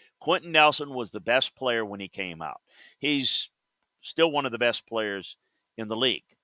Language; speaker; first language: English; native; English